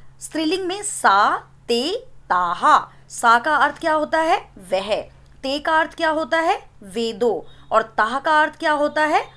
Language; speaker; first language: Hindi; native; Hindi